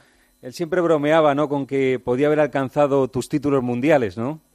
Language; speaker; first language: Spanish; native; Spanish